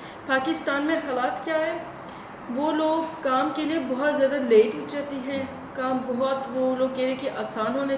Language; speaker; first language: Hindi; non-native, learner; Turkish